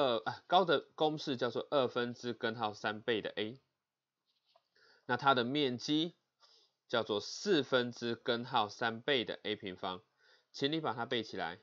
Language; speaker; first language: Chinese; native; Chinese